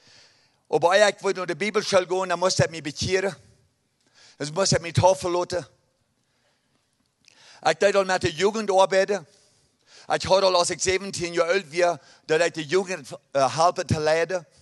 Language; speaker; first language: German; early bilingual, heritage; Plautdietsch